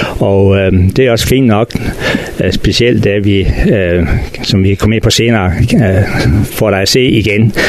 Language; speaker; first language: Danish; native; Danish